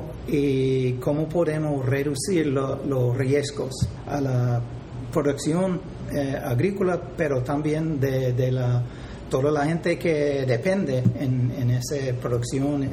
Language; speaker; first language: Spanish; non-native, fluent; English